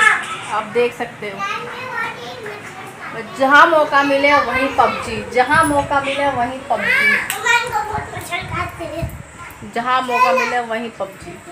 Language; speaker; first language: Hindi; native; Hindi